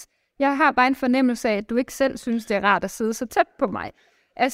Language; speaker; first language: Danish; native; Danish